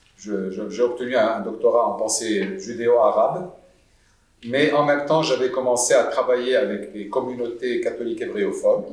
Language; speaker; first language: French; non-native, local second language; Arabic